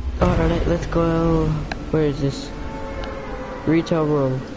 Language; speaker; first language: English; native; English